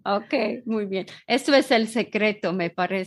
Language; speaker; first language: Spanish; non-native, learner; German